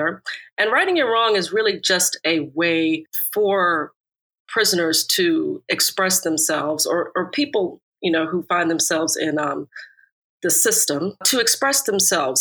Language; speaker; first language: English; native; English